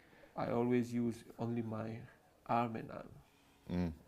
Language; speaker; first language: English; non-native, learner; French